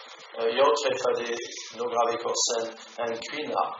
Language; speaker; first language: Swedish; non-native, learner; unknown